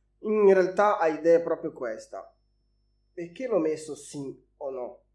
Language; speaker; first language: Italian; non-native, fluent; Portuguese